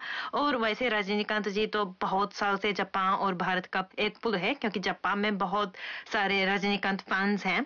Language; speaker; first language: Hindi; non-native, fluent; Japanese